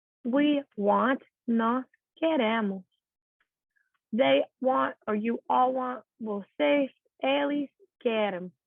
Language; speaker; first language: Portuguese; non-native, learner; English